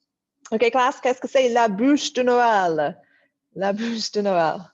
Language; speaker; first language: French; non-native, fluent; English